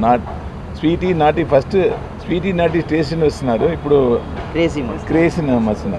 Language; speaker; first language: Telugu; non-native, learner; Tamil